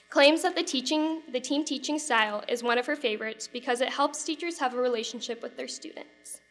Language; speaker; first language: English; native; English